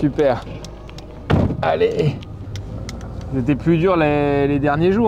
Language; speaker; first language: French; native; French